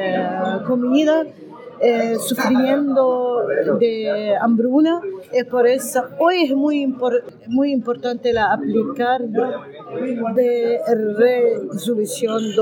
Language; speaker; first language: Spanish; non-native, learner; Arabic